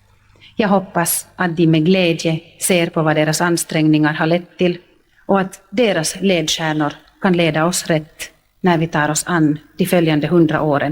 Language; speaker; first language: Swedish; native; Swedish